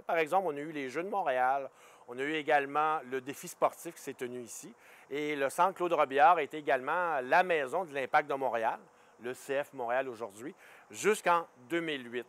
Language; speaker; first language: French; native; French